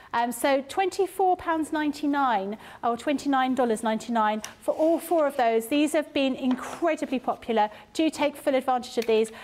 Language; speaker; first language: English; native; English